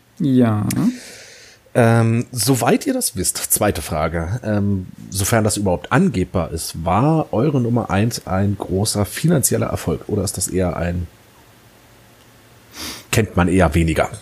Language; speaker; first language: German; native; German